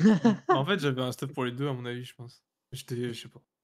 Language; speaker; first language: French; native; French